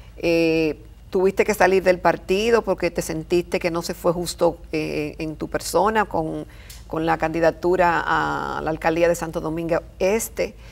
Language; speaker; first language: Spanish; native; Spanish